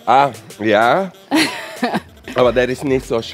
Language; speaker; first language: German; non-native, fluent; Spanish